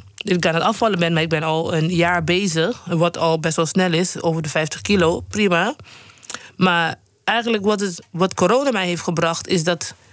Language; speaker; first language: Dutch; non-native, local second language; Papiamento